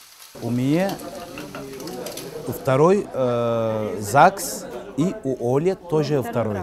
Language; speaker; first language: Russian; non-native, learner; Turkish